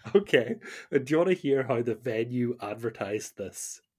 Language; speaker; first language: English; native; English